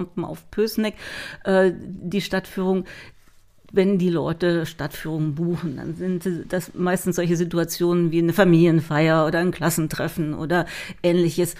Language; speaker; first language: German; native; German